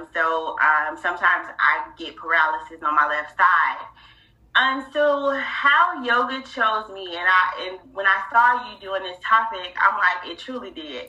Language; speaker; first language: English; native; English